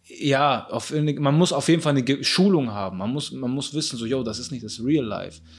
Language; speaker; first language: German; early bilingual, other home language; Arabic